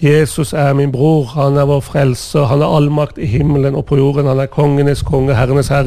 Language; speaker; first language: Swedish; non-native, fluent; Persian